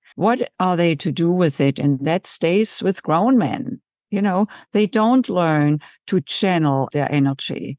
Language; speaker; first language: English; non-native, fluent; German